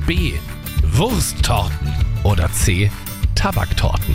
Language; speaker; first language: German; native; German